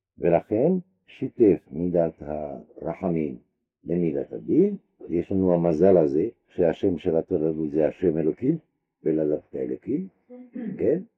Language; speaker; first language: Hebrew; non-native, fluent; French